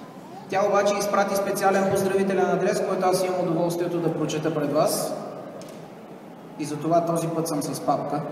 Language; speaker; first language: Bulgarian; native; Bulgarian